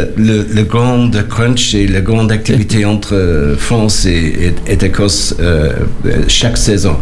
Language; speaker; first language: French; non-native, learner; English